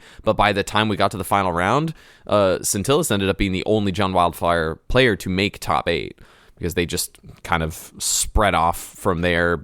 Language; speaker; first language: English; native; English